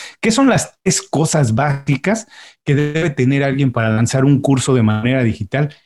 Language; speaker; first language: Spanish; native; Spanish